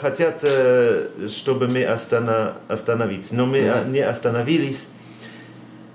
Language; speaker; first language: Russian; non-native, learner; English